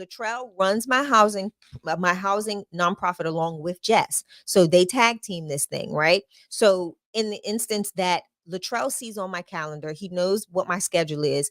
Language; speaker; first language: English; native; English